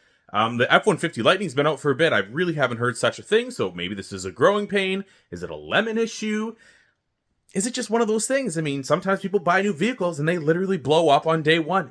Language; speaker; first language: English; native; English